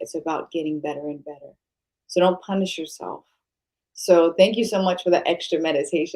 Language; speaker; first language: English; native; English